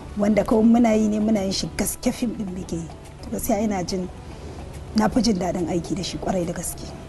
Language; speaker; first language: Hausa; non-native, local second language; Fula